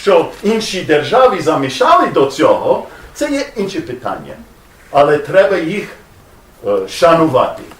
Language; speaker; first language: Ukrainian; non-native, learner; English